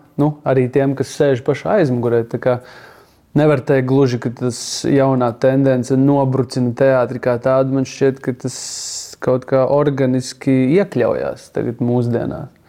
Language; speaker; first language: Latvian; native; Latvian